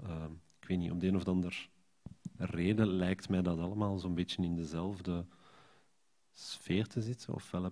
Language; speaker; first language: Dutch; native; Dutch